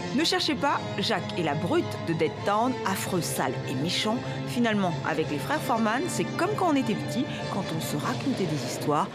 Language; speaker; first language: French; native; French